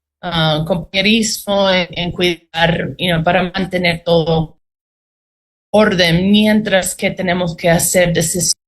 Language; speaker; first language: Spanish; non-native, fluent; English